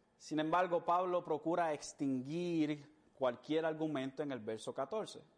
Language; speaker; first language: Spanish; early bilingual, heritage; Spanish